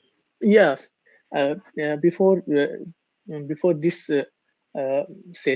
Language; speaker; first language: English; non-native, learner; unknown